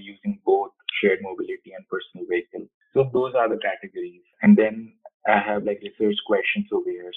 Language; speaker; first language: English; non-native, local second language; Hindi